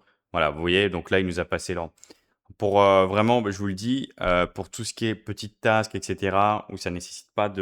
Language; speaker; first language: French; native; French